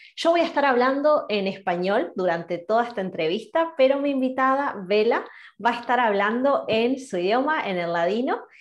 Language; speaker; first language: Spanish; native; Spanish